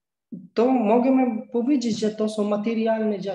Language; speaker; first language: Polish; non-native, learner; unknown